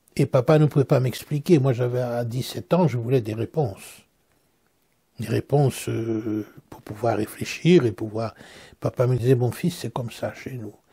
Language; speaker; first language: French; native; French